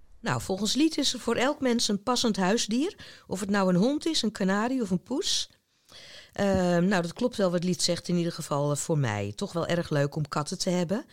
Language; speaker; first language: Dutch; native; Dutch